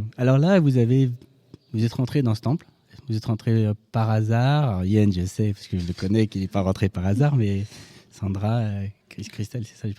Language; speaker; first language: French; native; French